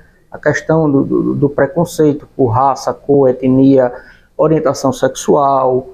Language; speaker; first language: Portuguese; native; Portuguese